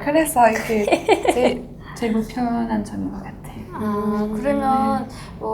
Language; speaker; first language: Korean; non-native, fluent; French